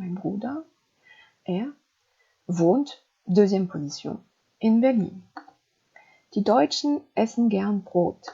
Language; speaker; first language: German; non-native, fluent; French